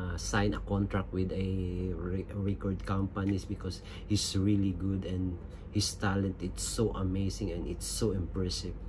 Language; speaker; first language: English; non-native, local second language; Filipino